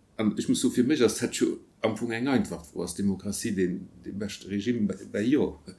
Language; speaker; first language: Luxembourgish; native; Luxembourgish